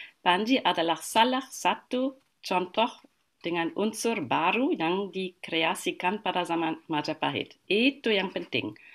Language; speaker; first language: Indonesian; non-native, fluent; German